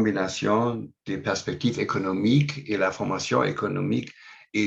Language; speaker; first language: French; non-native, fluent; English